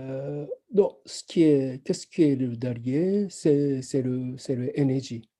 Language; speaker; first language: French; non-native, fluent; Japanese